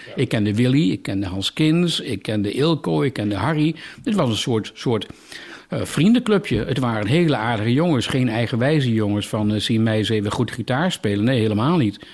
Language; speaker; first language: Dutch; native; Dutch